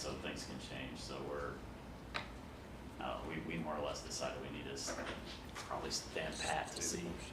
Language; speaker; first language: English; native; English